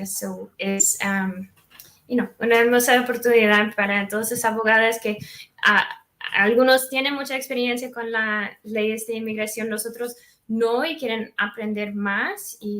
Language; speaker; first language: Spanish; non-native, fluent; English